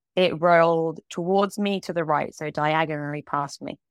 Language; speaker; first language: English; native; English